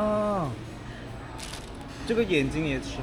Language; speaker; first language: Chinese; non-native, fluent; Korean